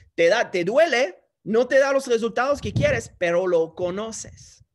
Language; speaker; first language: Spanish; non-native, fluent; English